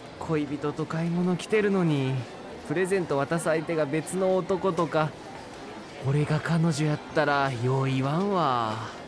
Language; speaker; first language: Japanese; native; Japanese